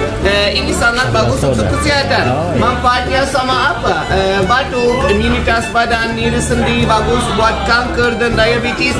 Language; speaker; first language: Indonesian; non-native, fluent; Turkish